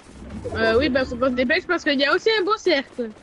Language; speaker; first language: French; native; French